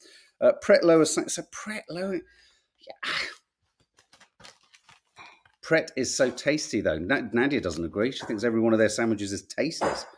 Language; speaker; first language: English; native; English